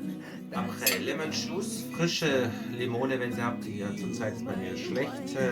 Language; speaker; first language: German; non-native, fluent; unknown